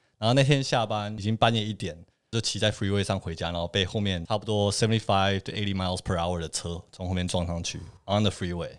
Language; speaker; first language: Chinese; early bilingual, heritage; Chinese